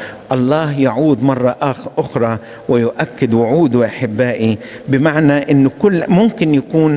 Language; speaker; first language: Arabic; native; Arabic